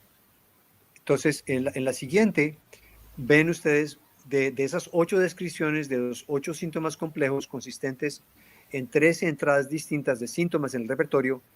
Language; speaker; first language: Spanish; native; Spanish